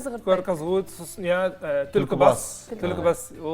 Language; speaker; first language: Kazakh; non-native, learner; Dutch